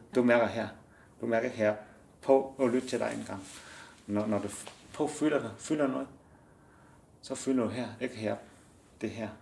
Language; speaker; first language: Danish; non-native, learner; Chinese